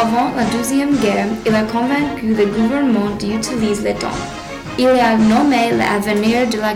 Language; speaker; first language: French; non-native, learner; English